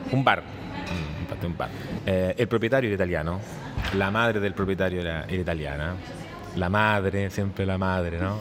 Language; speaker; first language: Italian; non-native, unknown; Spanish